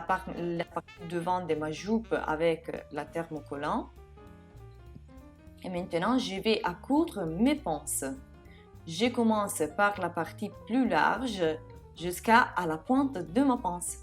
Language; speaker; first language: French; non-native, fluent; Italian